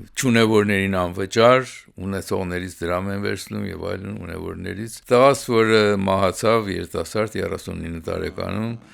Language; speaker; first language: Armenian; early bilingual, heritage; Armenian